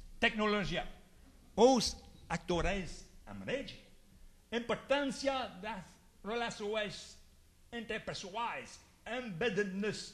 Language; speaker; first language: Portuguese; non-native, fluent; French